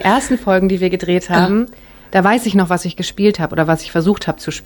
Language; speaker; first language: German; native; German